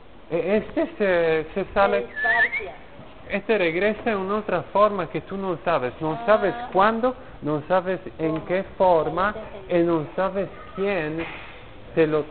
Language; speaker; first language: Spanish; non-native, learner; Polish